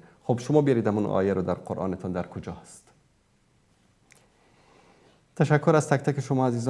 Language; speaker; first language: Persian; native; Persian